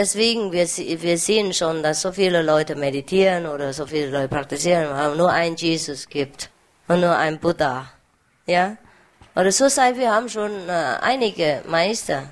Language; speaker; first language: German; non-native, fluent; Vietnamese